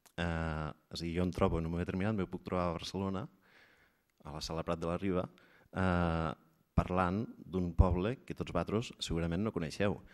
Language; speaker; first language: Catalan; native; Catalan